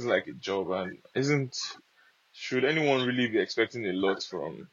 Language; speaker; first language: English; non-native, local second language; Yoruba